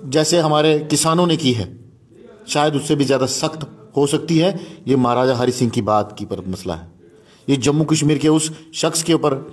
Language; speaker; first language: Hindi; non-native, local second language; Dogri